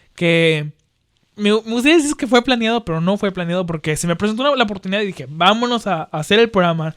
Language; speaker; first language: Spanish; early bilingual, heritage; Spanish